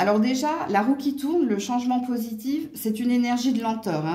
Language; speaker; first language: French; native; French